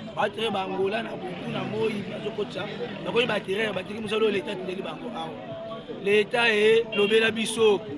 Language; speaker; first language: Lingala; non-native, local second language; Kongo